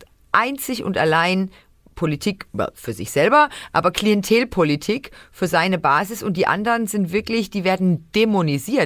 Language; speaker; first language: German; native; German